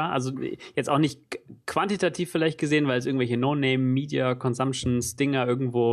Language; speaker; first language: German; native; German